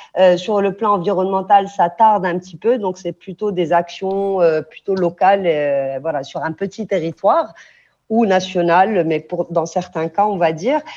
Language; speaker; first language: French; non-native, local second language; Arabic